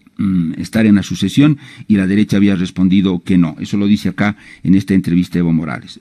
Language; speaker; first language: Spanish; native; Spanish